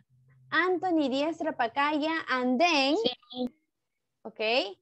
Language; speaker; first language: English; non-native, fluent; Spanish